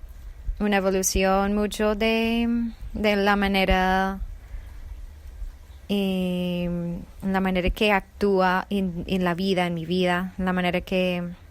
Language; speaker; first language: Spanish; non-native, fluent; English